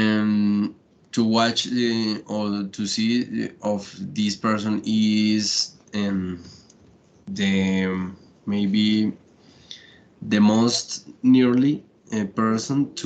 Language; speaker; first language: English; non-native, learner; Spanish